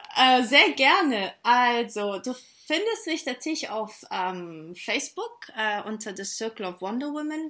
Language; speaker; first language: German; early bilingual, other home language; Portuguese